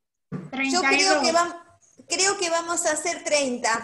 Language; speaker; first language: Spanish; native; Spanish